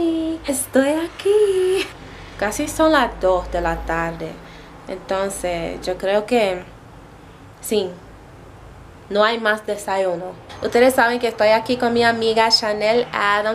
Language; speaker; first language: Spanish; non-native, learner; English